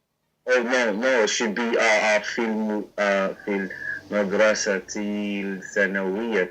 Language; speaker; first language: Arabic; non-native, learner; English